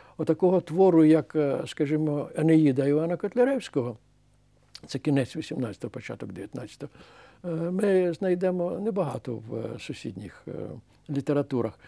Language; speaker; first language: Ukrainian; native; Ukrainian